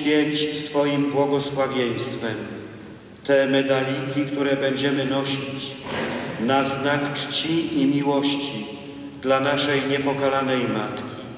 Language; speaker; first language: Polish; native; Polish